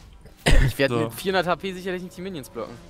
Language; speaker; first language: German; native; German